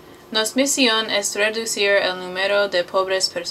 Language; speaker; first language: Spanish; non-native, learner; English